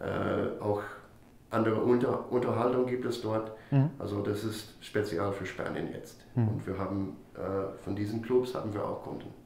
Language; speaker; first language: German; non-native, fluent; English